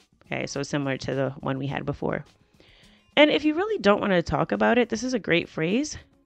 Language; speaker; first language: English; native; English